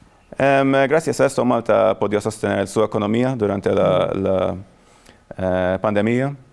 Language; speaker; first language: Spanish; non-native, fluent; Maltese